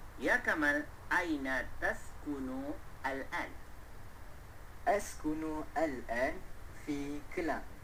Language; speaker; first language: Arabic; non-native, fluent; Malay